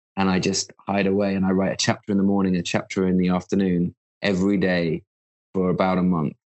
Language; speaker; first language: English; native; English